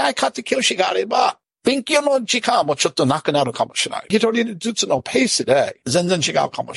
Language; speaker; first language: Japanese; non-native, learner; English